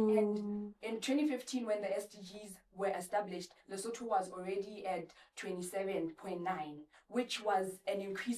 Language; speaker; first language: English; non-native, local second language; Southern Sotho